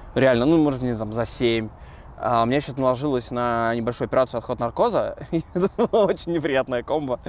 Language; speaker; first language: Russian; native; Russian